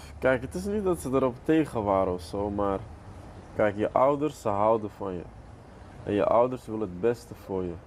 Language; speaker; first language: Dutch; early bilingual, other home language; Arabic